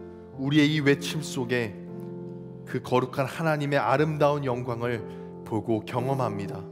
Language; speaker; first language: Korean; native; Korean